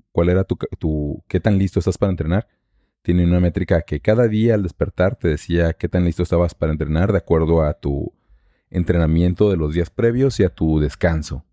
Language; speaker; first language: Spanish; native; Spanish